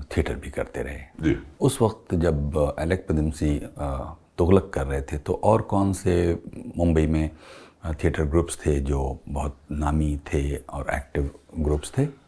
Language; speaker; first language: Hindi; native; Hindi